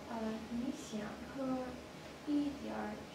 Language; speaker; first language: Chinese; non-native, learner; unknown